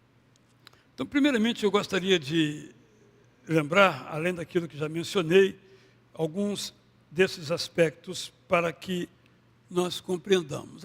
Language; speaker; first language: Portuguese; native; Portuguese